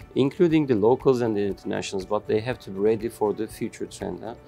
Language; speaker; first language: English; non-native, fluent; Turkish